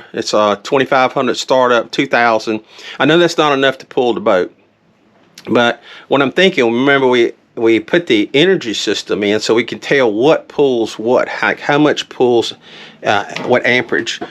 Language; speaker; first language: English; native; English